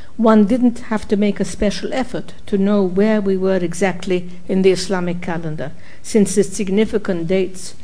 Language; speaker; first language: English; non-native, fluent; Arabic